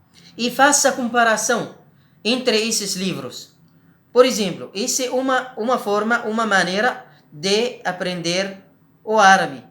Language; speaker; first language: Portuguese; non-native, learner; Arabic